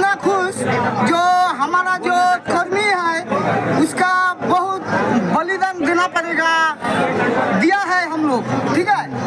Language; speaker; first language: Hindi; non-native, local second language; Bangla